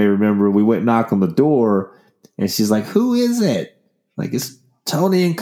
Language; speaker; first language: English; native; English